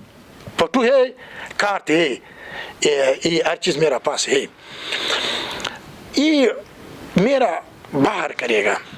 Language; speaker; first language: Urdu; non-native, learner; Pashto